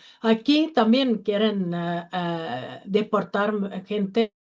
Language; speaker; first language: Spanish; non-native, learner; Finnish